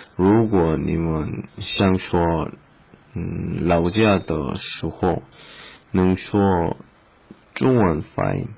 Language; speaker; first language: Chinese; non-native, learner; Korean